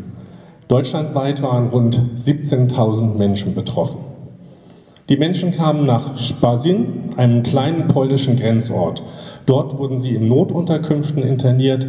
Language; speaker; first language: German; native; German